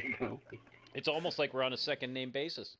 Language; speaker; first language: English; native; English